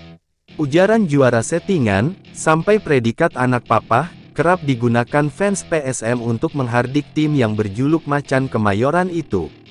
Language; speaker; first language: Indonesian; native; Indonesian